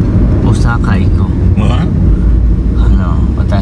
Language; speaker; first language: Japanese; non-native, learner; Filipino